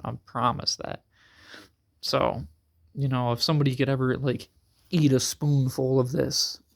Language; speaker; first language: English; native; English